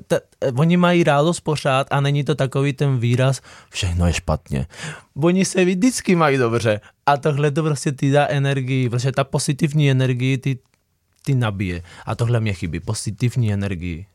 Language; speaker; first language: Czech; non-native, fluent; Spanish